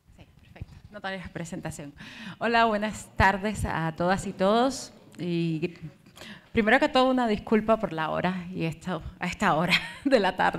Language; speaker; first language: Spanish; native; Spanish